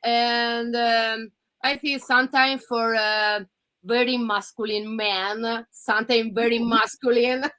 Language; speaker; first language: English; non-native, learner; Italian